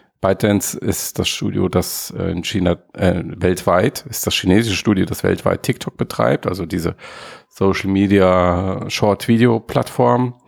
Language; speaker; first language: German; native; German